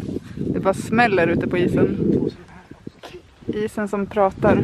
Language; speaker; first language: Swedish; native; Swedish